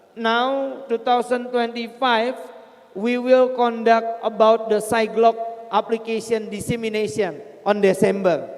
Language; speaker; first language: English; non-native, fluent; Indonesian